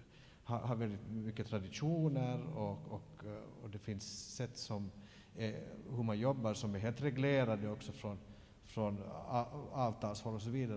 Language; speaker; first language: Swedish; native; Swedish